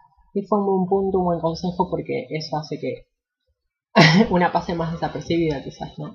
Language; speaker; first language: Spanish; native; Spanish